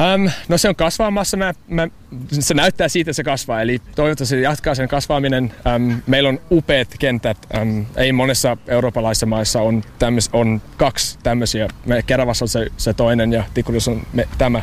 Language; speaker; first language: Finnish; non-native, learner; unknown